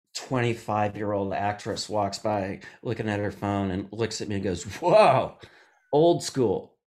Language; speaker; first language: English; native; English